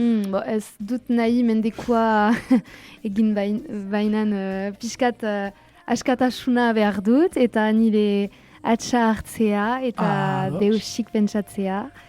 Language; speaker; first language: Basque; non-native, local second language; French